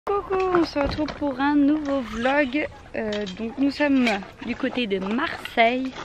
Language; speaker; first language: French; native; French